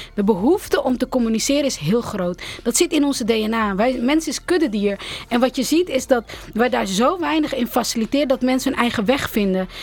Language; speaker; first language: Dutch; early bilingual, other home language; Central Kurdish